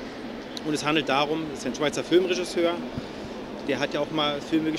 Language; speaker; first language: German; native; German